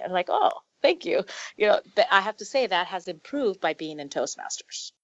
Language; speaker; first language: English; early bilingual, other home language; Spanish